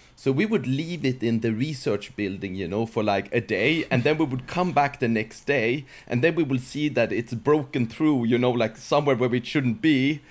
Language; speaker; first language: English; non-native, fluent; Swedish